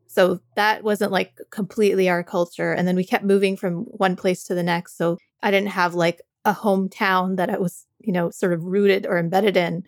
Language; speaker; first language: English; native; English